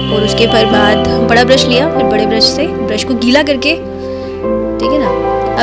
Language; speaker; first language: Hindi; non-native, local second language; Dogri